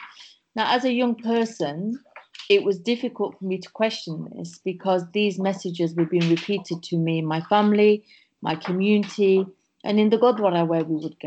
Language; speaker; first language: English; native; English